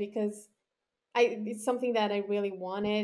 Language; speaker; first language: English; non-native, fluent; Portuguese